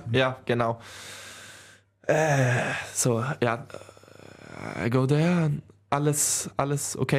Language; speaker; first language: German; non-native, learner; Swedish